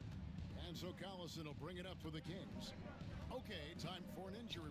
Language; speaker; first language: English; native; English